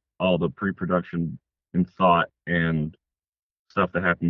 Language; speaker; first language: English; native; English